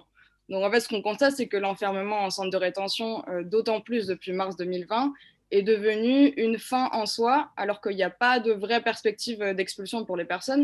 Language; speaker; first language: French; native; French